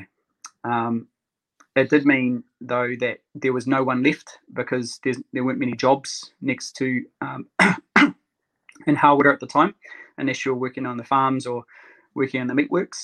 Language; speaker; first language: English; native; English